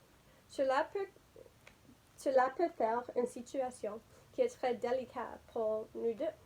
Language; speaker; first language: French; non-native, learner; English